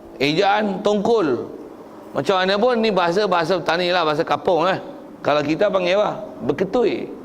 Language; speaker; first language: Malay; native; Malay